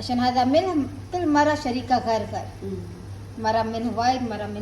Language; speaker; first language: Arabic; non-native, learner; Urdu